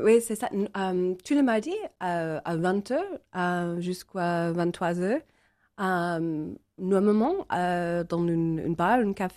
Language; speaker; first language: French; non-native, learner; English